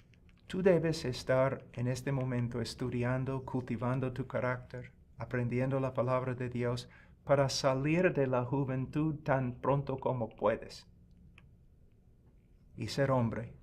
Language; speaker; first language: Spanish; non-native, fluent; English